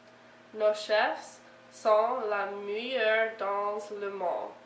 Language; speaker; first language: French; non-native, learner; English